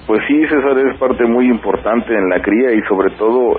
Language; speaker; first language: Spanish; native; Spanish